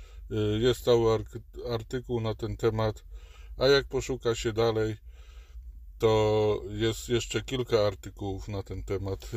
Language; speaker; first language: Polish; native; Polish